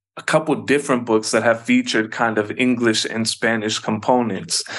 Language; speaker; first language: English; early bilingual, other home language; Spanish